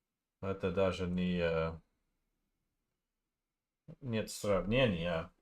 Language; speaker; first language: Russian; non-native, learner; English